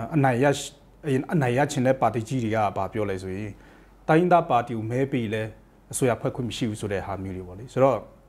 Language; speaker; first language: Burmese; non-native, local second language; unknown